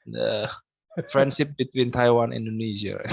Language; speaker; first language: English; non-native, local second language; Indonesian